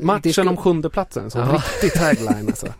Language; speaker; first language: Swedish; native; Swedish